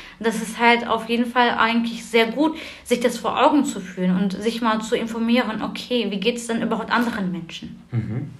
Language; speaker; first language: German; early bilingual, other home language; Turkish